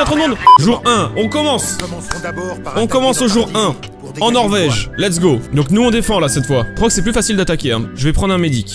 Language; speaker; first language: French; native; French